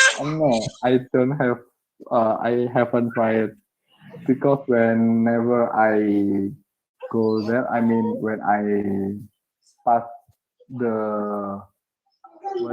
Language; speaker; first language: English; non-native, learner; Indonesian